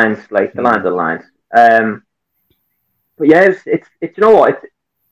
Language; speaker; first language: English; native; English